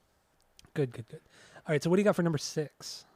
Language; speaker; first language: English; native; English